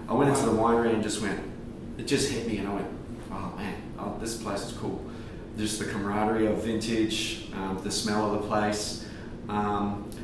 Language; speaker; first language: English; native; English